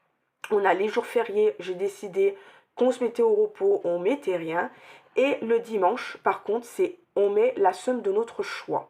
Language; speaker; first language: French; native; French